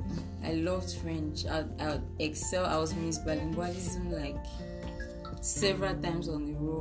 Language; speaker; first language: English; non-native, local second language; French